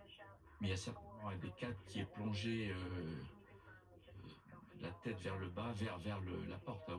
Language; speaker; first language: French; native; French